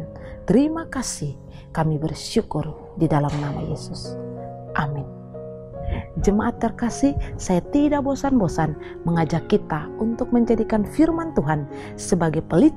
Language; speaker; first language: Indonesian; native; Indonesian